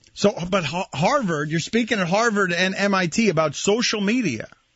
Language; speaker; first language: English; early bilingual, other home language; Spanish